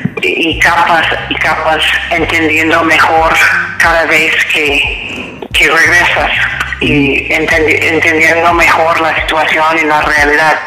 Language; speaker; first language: Spanish; non-native, fluent; English